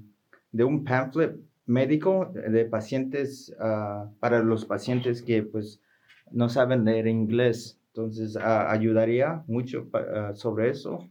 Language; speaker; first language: Spanish; early bilingual, heritage; Spanish